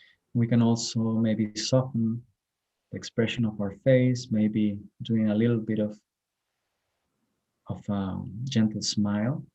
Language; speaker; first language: English; non-native, fluent; Spanish